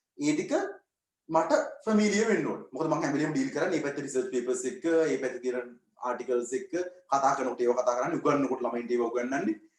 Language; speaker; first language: Sinhala; native; Sinhala